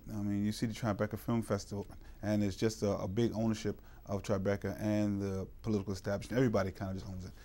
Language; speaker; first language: English; native; English